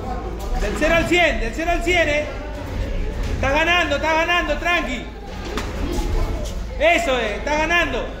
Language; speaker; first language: Spanish; native; Spanish